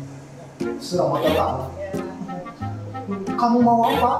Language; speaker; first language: Indonesian; non-native, learner; Japanese